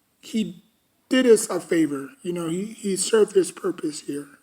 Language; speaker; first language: English; native; English